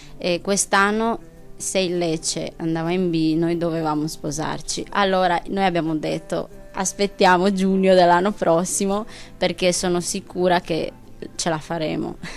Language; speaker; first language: Italian; non-native, fluent; Romanian